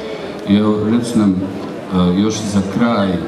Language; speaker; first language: Bosnian; native; Bosnian